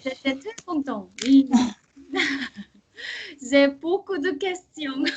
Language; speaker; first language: French; non-native, learner; Korean